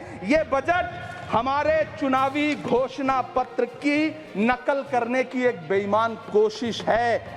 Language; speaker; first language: Hindi; native; Hindi